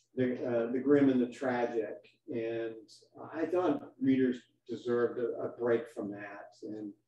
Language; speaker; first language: English; native; English